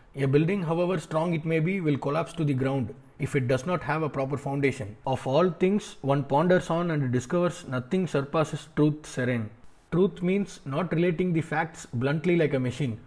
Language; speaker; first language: English; non-native, local second language; Tamil